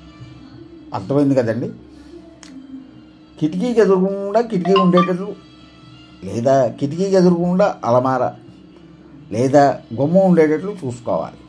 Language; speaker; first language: Telugu; native; Telugu